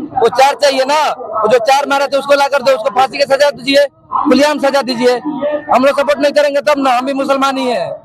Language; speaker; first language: Hindi; native; Hindi